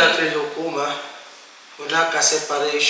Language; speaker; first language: Arabic; non-native, fluent; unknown